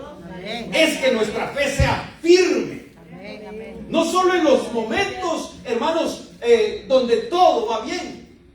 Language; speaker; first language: Spanish; native; Spanish